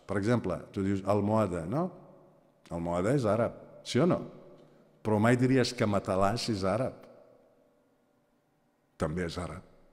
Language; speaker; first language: Catalan; non-native, fluent; Aramaic